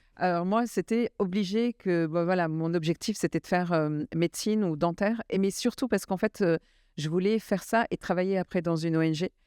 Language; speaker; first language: French; early bilingual, other home language; Arabic